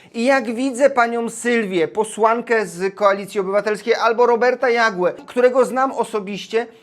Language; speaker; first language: Polish; native; Polish